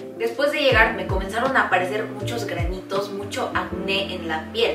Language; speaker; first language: Spanish; non-native, fluent; Korean